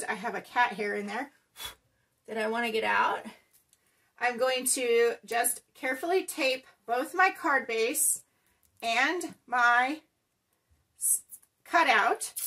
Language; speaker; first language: English; native; English